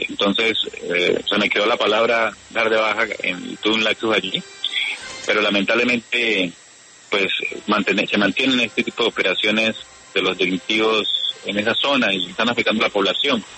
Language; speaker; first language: Spanish; native; Spanish